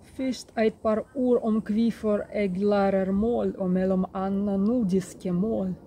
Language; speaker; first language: Norwegian; non-native, fluent; Russian